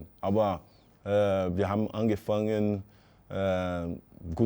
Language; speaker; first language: German; non-native, fluent; Portuguese